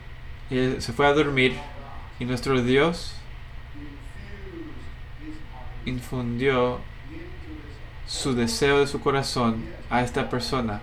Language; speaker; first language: Spanish; non-native, fluent; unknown